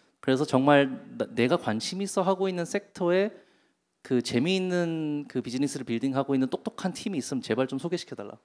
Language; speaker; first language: Korean; native; Korean